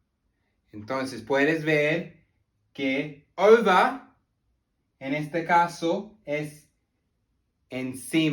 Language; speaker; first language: Spanish; non-native, learner; English